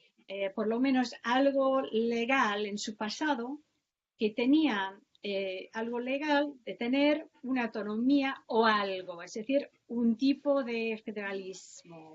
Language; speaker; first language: Spanish; non-native, fluent; English